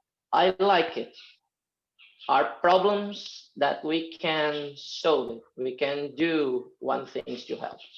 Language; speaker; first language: English; non-native, fluent; Portuguese